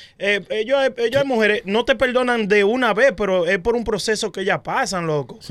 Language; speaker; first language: Spanish; native; Spanish